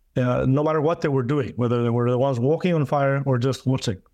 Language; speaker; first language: English; non-native, fluent; Greek